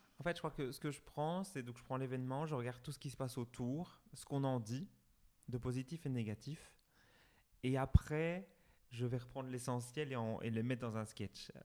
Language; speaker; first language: French; native; French